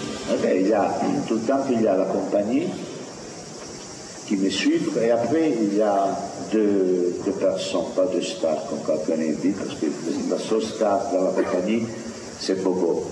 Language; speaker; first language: French; non-native, fluent; Italian